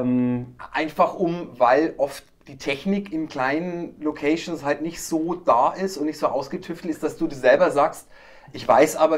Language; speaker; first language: German; native; German